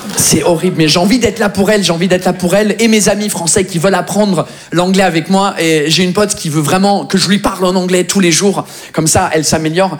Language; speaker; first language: French; non-native, fluent; English